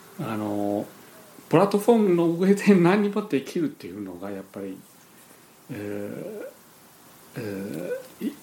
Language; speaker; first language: Japanese; non-native, fluent; Chinese